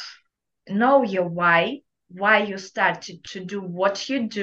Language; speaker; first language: English; non-native, fluent; Russian